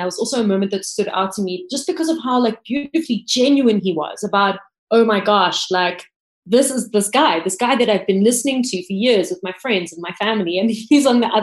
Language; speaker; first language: English; native; English